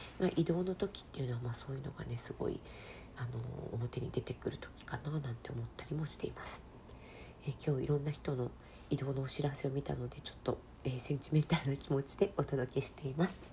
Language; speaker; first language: Japanese; native; Japanese